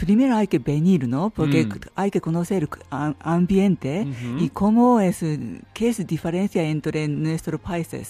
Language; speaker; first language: Spanish; non-native, learner; Japanese